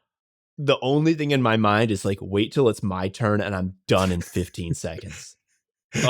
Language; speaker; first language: English; native; English